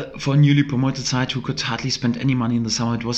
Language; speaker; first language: English; non-native, fluent; German